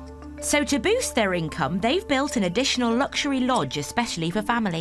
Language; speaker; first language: English; native; English